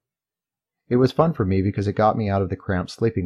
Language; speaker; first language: English; native; English